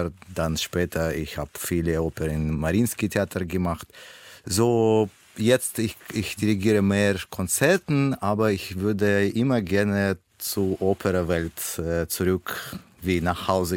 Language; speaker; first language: German; non-native, learner; Russian